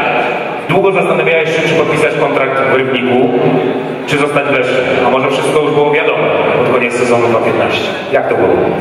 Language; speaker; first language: Polish; native; Polish